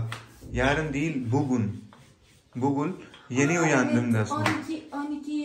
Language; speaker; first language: Turkish; non-native, learner; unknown